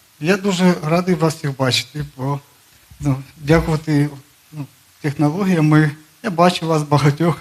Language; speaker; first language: Ukrainian; non-native, local second language; Russian